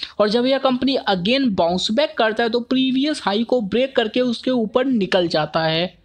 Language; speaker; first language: Hindi; native; Hindi